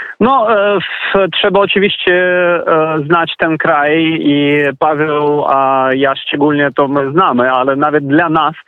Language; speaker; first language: Polish; non-native, fluent; Ukrainian